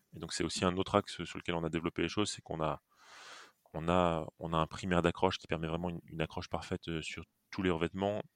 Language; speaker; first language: French; native; French